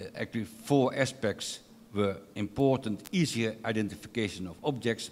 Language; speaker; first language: English; non-native, fluent; Dutch